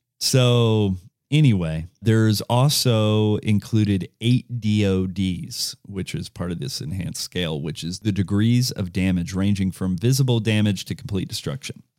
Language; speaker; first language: English; native; English